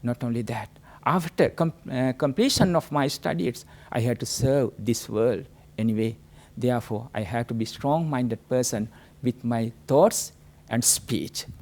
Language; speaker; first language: English; non-native, local second language; Sinhala